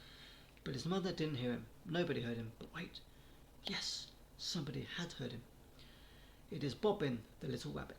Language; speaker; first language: English; native; English